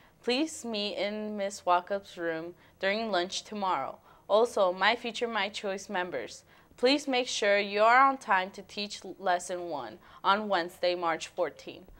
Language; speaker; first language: English; early bilingual, other home language; Spanish